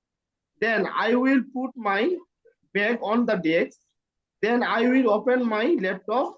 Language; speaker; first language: English; non-native, learner; Bangla